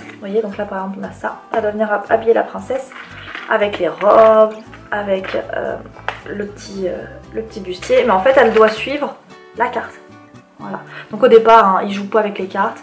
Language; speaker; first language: French; native; French